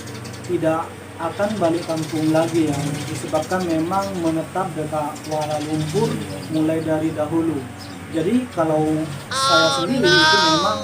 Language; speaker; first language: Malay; non-native, local second language; Madurese